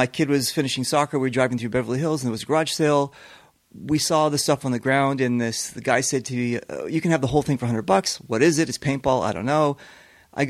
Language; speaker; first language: English; native; English